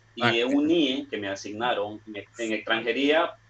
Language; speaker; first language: Spanish; native; Spanish